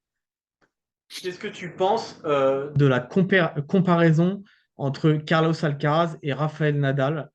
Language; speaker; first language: French; native; French